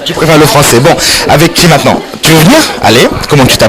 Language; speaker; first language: French; non-native, fluent; Arabic